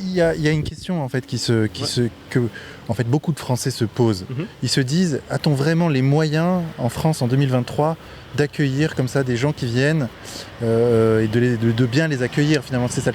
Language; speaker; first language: French; native; French